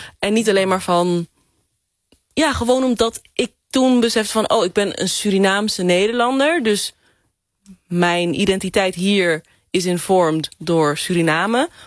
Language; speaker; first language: Dutch; native; Dutch